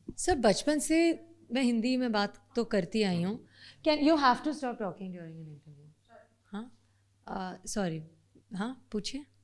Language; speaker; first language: Hindi; native; Hindi